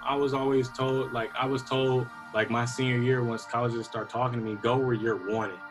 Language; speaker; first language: English; native; English